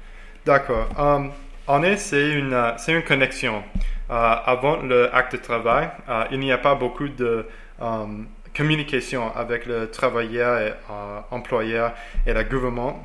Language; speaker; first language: French; non-native, learner; English